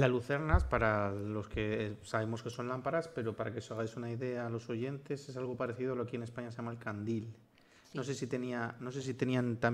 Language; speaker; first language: Spanish; native; Spanish